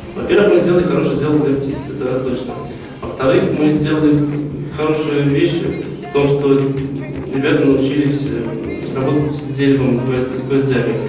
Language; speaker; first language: Russian; native; Russian